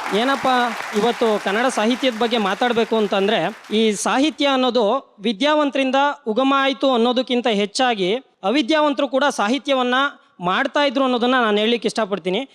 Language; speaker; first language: Kannada; native; Kannada